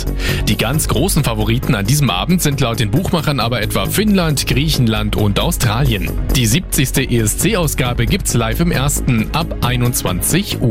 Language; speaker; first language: German; native; German